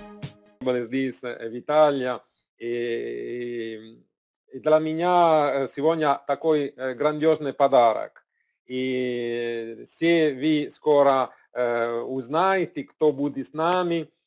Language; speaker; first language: Russian; non-native, learner; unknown